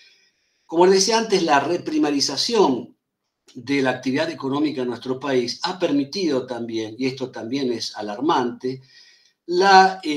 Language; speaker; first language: Spanish; native; Spanish